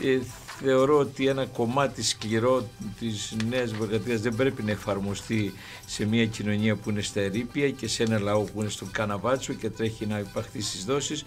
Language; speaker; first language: Greek; native; Greek